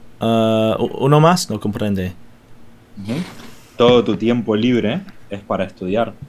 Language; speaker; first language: Spanish; non-native, learner; English